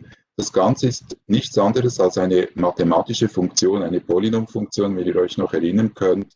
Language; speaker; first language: German; native; German